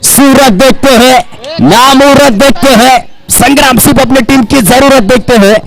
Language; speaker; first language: Hindi; non-native, local second language; Marathi